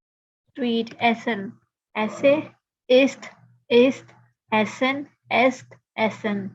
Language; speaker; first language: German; non-native, learner; Urdu